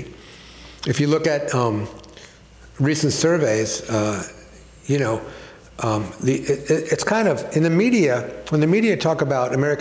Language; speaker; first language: English; native; English